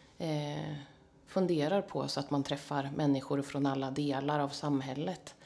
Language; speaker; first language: Swedish; native; Swedish